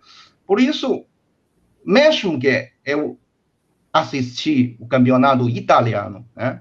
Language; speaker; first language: Portuguese; non-native, fluent; Chinese